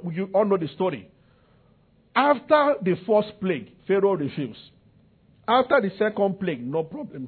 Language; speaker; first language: English; non-native, local second language; Yoruba